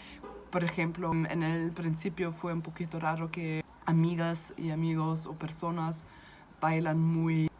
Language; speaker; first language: Spanish; non-native, fluent; German